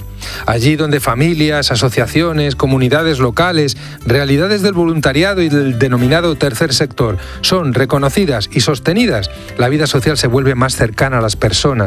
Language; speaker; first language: Spanish; native; Spanish